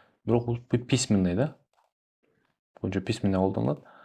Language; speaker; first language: Russian; non-native, local second language; Kyrgyz